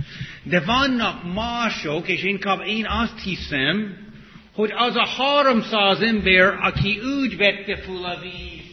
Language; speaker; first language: Hungarian; non-native, fluent; English